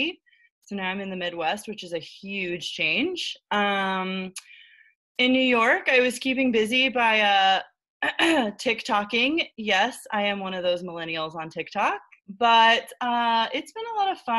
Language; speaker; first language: English; native; English